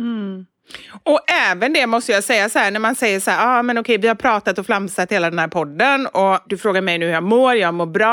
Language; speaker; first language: Swedish; native; Swedish